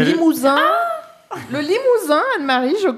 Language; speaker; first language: French; native; French